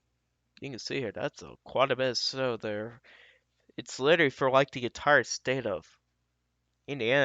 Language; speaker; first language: English; native; English